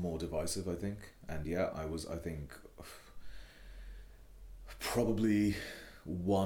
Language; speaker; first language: English; non-native, local second language; Bangla